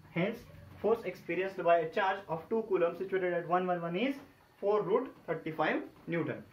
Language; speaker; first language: English; non-native, local second language; Marathi